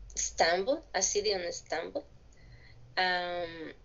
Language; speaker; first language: English; non-native, learner; Spanish